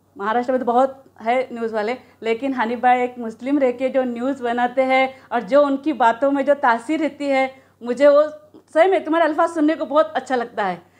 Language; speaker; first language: Hindi; native; Hindi